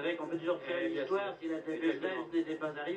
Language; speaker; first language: French; native; French